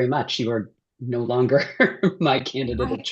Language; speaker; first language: English; native; English